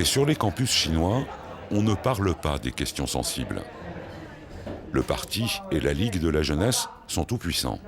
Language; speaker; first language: French; native; French